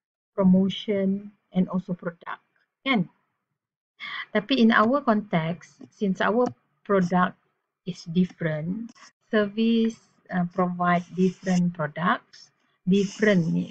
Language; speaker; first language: English; non-native, local second language; Malay